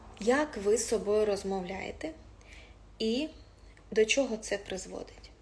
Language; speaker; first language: Ukrainian; non-native, local second language; Russian